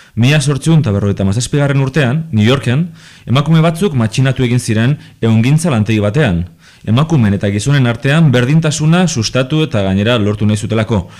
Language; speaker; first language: Basque; non-native, local second language; Spanish